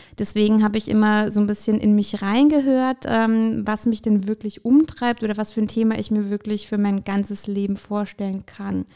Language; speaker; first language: German; early bilingual, other home language; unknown